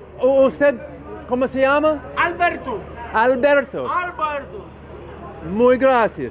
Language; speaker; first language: Spanish; non-native, learner; English